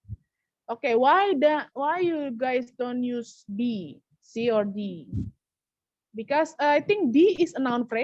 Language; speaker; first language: English; non-native, learner; Indonesian